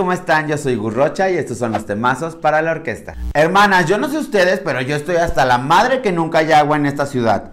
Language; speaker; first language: Spanish; native; Spanish